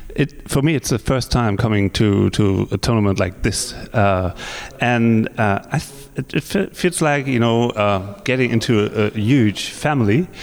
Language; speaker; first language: English; non-native, fluent; German